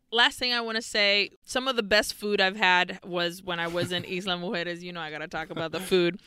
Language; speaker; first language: English; early bilingual, other home language; Spanish